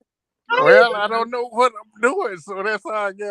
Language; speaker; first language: English; native; English